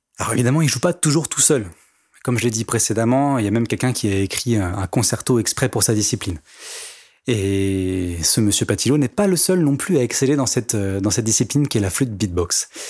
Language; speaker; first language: French; native; French